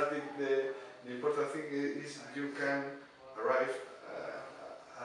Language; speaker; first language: English; non-native, learner; Spanish